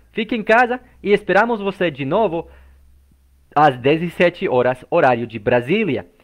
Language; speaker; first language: Portuguese; non-native, fluent; English